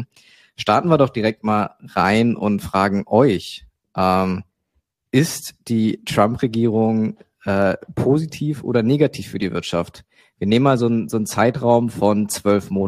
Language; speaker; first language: German; native; German